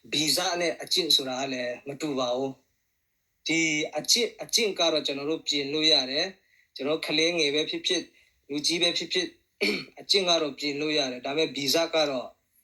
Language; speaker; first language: Burmese; non-native, local second language; Hakha Chin